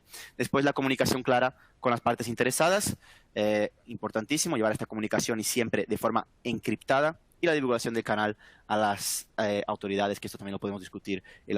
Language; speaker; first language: Spanish; native; Spanish